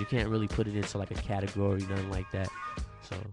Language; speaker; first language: English; native; English